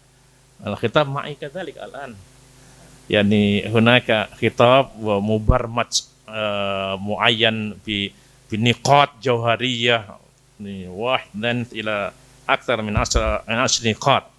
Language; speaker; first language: Arabic; non-native, fluent; Indonesian